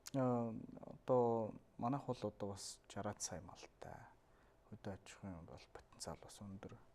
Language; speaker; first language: Mongolian; native; Mongolian